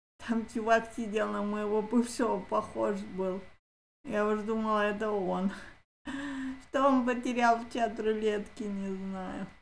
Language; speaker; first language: Russian; native; Russian